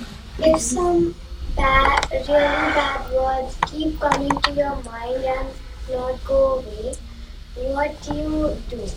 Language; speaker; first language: English; non-native, learner; Hindi